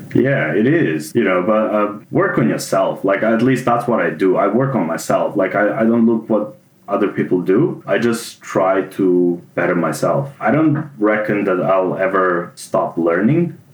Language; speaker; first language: English; non-native, fluent; Serbian